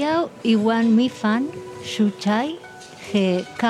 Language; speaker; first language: Chinese; non-native, learner; Spanish